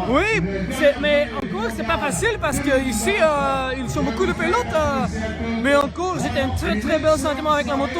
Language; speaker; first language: French; non-native, learner; Dutch